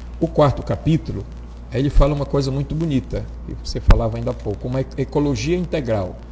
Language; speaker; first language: Portuguese; native; Portuguese